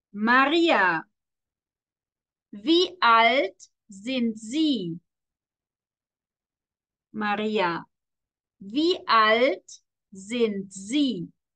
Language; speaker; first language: German; non-native, fluent; Spanish